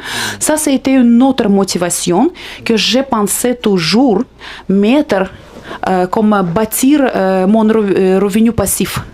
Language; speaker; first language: French; non-native, fluent; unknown